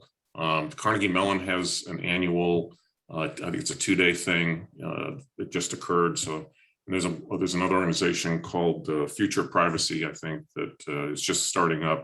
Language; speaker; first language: English; native; English